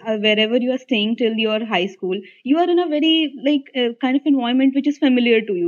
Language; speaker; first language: English; non-native, local second language; Hindi